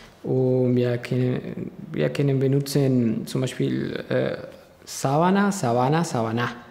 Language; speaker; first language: German; non-native, fluent; Spanish